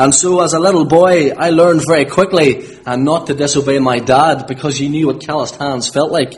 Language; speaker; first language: English; native; English